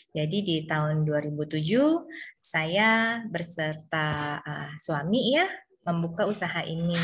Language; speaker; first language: Indonesian; native; Indonesian